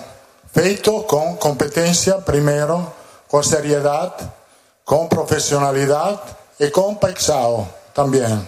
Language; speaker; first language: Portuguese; non-native, learner; Italian